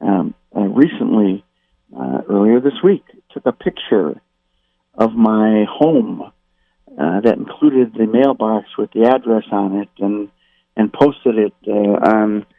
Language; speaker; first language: English; native; English